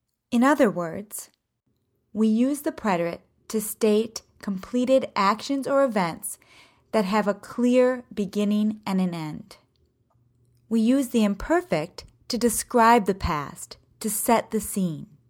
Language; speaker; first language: English; native; English